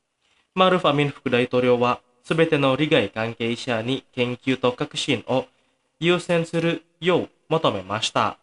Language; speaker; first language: Japanese; non-native, fluent; Indonesian